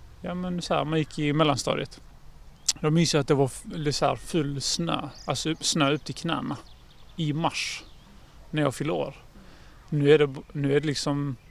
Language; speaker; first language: Swedish; native; Swedish